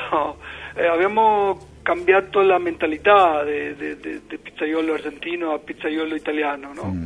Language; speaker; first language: Italian; non-native, learner; Spanish